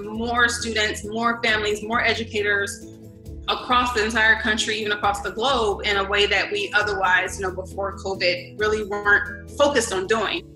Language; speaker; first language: English; native; English